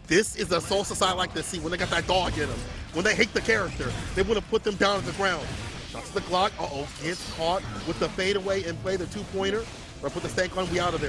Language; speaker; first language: English; native; English